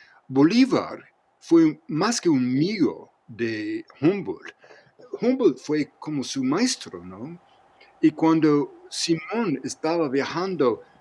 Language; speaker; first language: Spanish; non-native, fluent; English